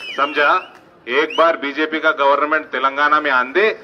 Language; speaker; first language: Hindi; non-native, local second language; Telugu